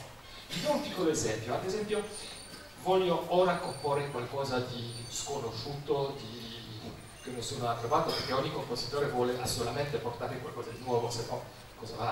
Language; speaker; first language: Italian; non-native, fluent; Polish